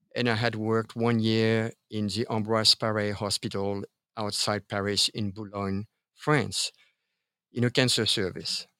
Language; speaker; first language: English; non-native, fluent; French